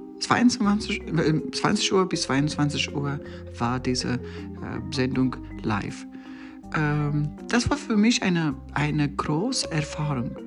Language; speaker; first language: German; non-native, learner; Persian